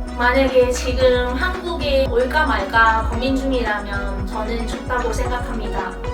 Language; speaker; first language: Korean; non-native, fluent; Cantonese